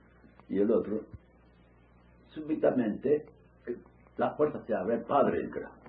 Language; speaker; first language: Spanish; early bilingual, heritage; Ladino